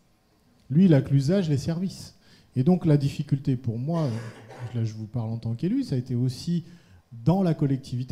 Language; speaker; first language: French; native; French